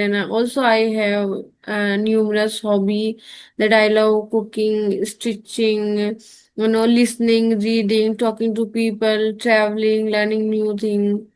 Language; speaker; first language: English; non-native, learner; Hindi